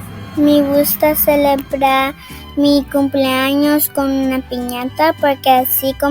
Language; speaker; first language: Spanish; early bilingual, other home language; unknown